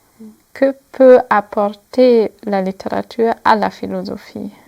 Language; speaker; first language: French; non-native, fluent; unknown